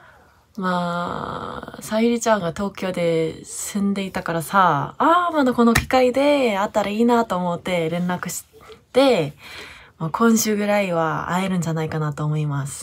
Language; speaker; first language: Japanese; non-native, learner; Korean